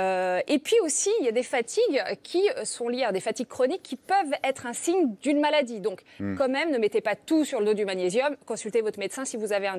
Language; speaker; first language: French; native; French